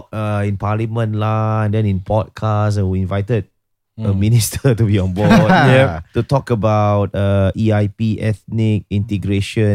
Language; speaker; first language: English; native; English